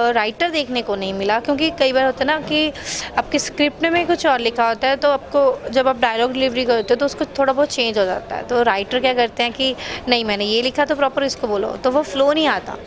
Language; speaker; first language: Hindi; native; Hindi